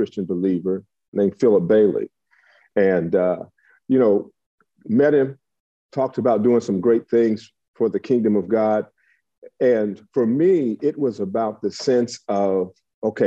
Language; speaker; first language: English; native; English